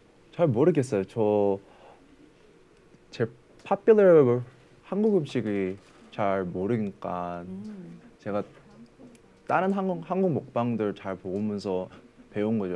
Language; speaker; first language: Korean; early bilingual, heritage; English